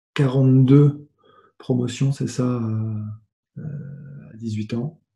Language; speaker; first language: French; native; French